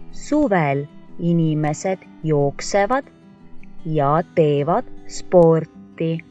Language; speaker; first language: Estonian; non-native, local second language; Russian